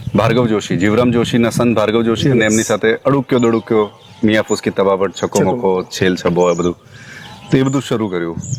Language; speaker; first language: Gujarati; non-native, local second language; Marwari